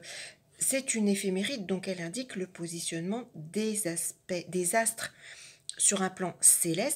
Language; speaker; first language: French; native; French